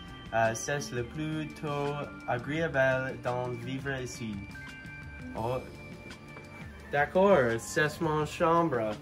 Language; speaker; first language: French; non-native, learner; English